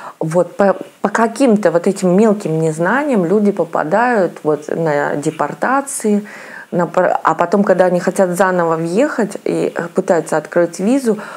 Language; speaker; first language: Russian; native; Russian